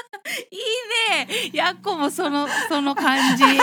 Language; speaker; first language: Japanese; early bilingual, heritage; Japanese